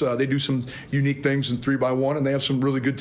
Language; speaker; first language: English; native; English